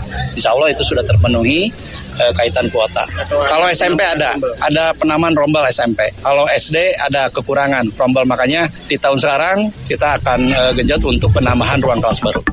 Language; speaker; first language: Indonesian; native; Indonesian